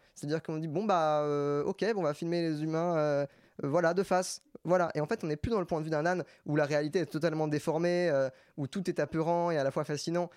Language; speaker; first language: French; native; French